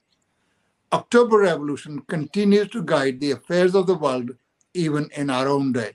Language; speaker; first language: English; non-native, local second language; Punjabi